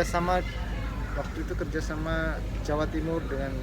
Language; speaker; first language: Indonesian; non-native, local second language; Javanese